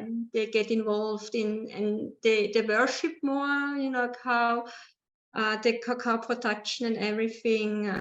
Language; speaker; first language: English; non-native, learner; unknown